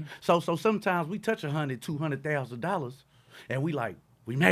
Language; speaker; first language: English; native; English